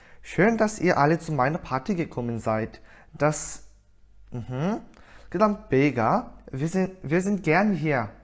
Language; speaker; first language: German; non-native, fluent; Korean